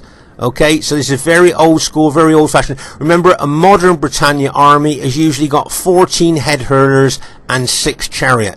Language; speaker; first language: English; native; English